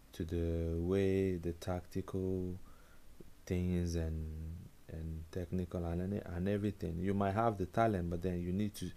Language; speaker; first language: English; non-native, local second language; Igbo